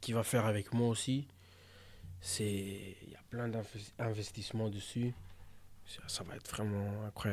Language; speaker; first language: French; early bilingual, other home language; Portuguese